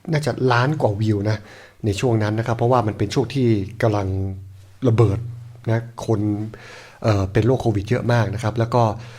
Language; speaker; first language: Thai; native; Thai